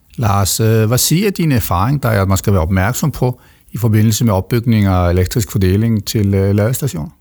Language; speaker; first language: Danish; non-native, local second language; Faroese